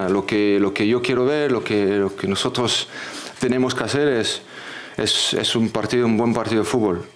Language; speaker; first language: Spanish; non-native, fluent; French